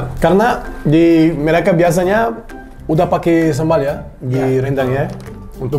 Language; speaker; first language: Indonesian; non-native, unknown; Portuguese